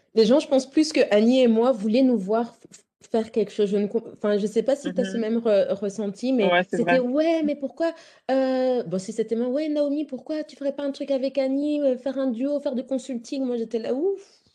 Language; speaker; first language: French; native; French